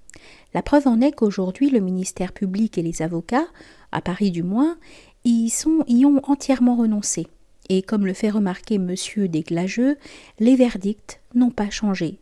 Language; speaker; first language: French; native; French